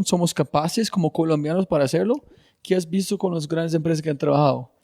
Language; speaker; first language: Spanish; non-native, fluent; English